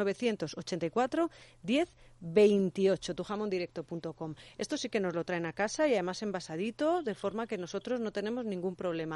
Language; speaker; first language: Spanish; native; Spanish